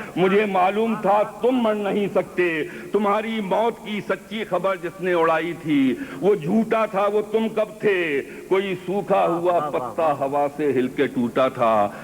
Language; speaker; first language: Urdu; native; Urdu